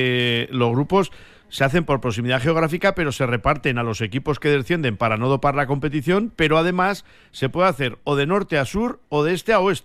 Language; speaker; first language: Spanish; native; Spanish